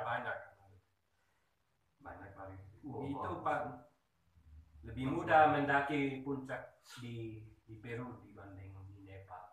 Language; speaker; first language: Indonesian; early bilingual, heritage; Dutch